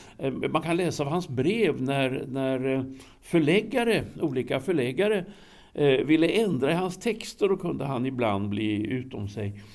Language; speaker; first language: Swedish; native; Swedish